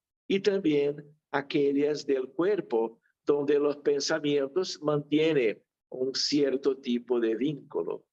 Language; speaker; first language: Spanish; non-native, fluent; Portuguese